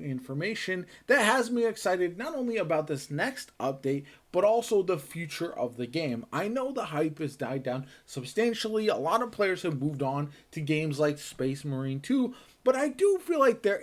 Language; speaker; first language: English; native; English